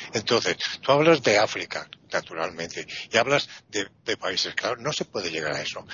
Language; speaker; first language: Spanish; non-native, fluent; Italian